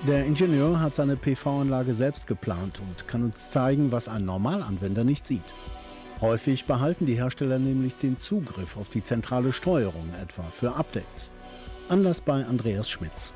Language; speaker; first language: German; native; German